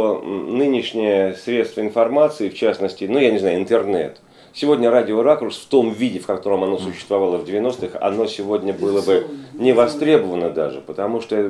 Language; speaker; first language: Russian; native; Russian